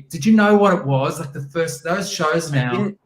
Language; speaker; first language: English; native; English